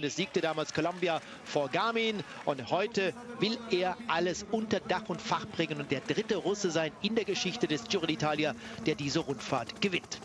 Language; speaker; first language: German; native; German